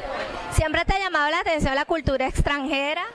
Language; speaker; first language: Spanish; native; Spanish